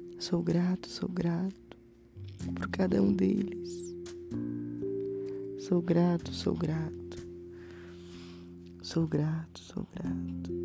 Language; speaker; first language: Portuguese; native; Portuguese